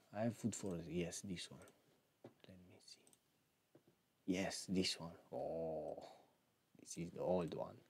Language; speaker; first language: English; non-native, learner; Romanian